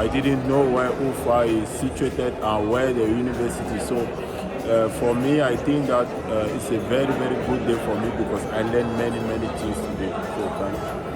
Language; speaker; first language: English; non-native, fluent; French